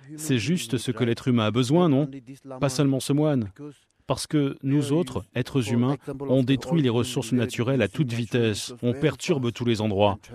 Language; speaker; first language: French; non-native, fluent; Chinese